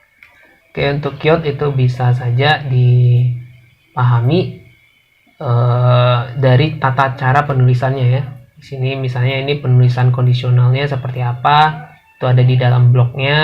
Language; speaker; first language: Indonesian; native; Indonesian